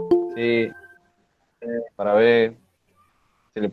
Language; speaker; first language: Spanish; native; Spanish